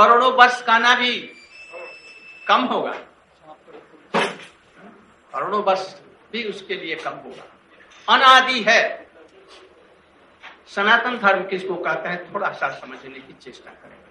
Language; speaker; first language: Hindi; native; Hindi